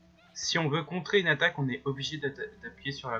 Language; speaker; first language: French; native; French